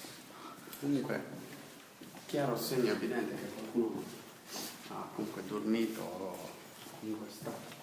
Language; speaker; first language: Italian; native; Italian